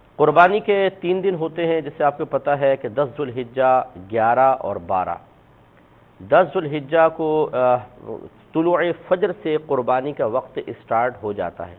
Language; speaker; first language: Urdu; native; Urdu